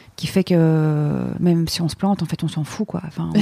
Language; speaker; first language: French; native; French